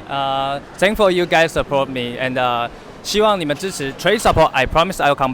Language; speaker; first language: English; non-native, learner; Chinese